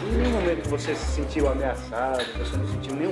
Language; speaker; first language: Portuguese; native; Portuguese